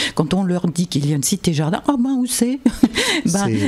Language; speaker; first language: French; native; French